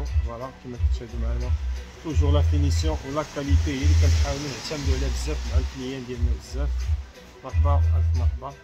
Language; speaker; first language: Arabic; native; Arabic